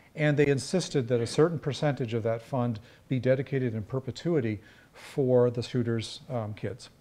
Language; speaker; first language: English; native; English